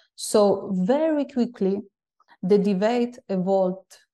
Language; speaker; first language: English; non-native, fluent; Galician